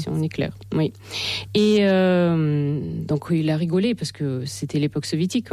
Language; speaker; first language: French; non-native, fluent; Russian